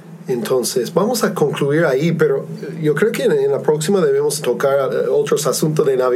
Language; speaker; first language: Spanish; non-native, fluent; English